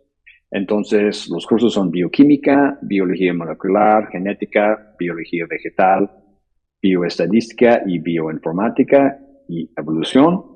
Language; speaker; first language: Spanish; non-native, fluent; English